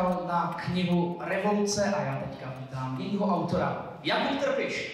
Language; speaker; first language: Czech; native; Czech